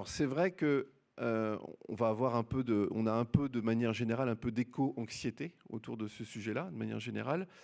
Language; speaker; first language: French; native; French